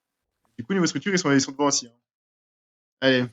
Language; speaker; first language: French; native; French